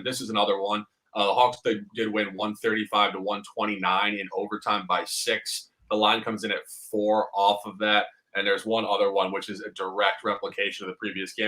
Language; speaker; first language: English; native; English